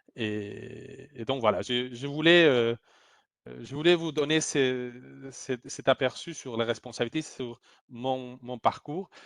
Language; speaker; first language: French; non-native, fluent; Spanish